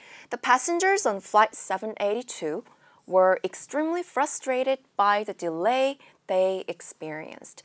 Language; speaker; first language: English; non-native, fluent; Korean